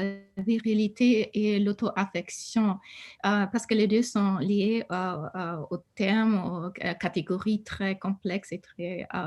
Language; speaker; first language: French; non-native, fluent; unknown